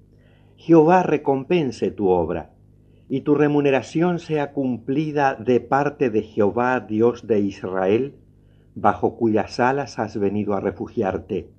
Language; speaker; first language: Spanish; native; Spanish